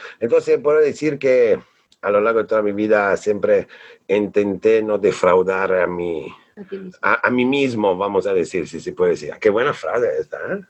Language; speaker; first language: Spanish; non-native, fluent; Italian